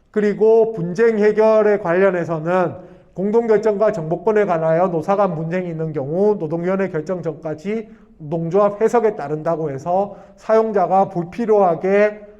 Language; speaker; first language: Korean; native; Korean